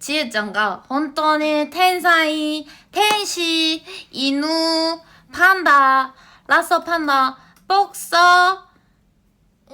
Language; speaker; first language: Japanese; non-native, learner; Korean